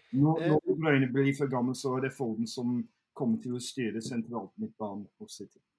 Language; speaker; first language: Norwegian; non-native, fluent; English